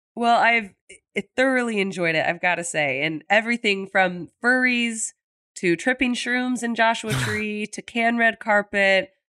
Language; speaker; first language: English; native; English